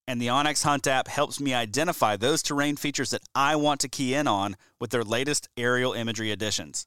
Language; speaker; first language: English; native; English